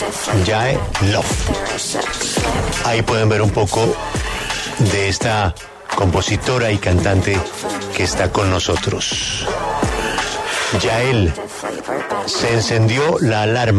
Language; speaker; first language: Spanish; native; Spanish